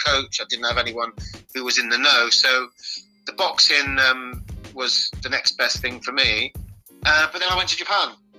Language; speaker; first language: English; native; English